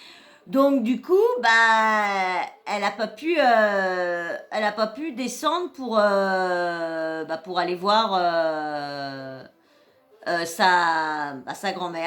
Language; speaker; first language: French; native; French